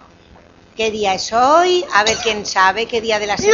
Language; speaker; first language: Spanish; native; Spanish